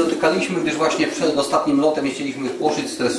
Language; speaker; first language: Polish; native; Polish